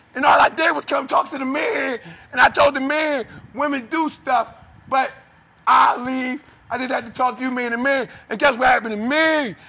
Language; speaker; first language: English; native; English